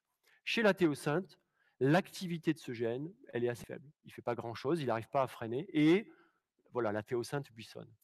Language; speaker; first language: French; native; French